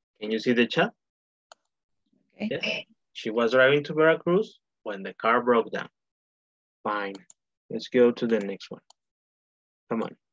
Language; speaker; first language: English; non-native, fluent; Spanish